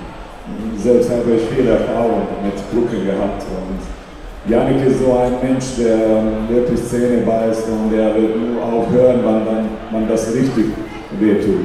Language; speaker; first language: German; non-native, fluent; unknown